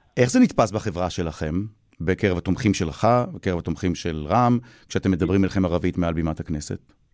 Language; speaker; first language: Hebrew; native; Hebrew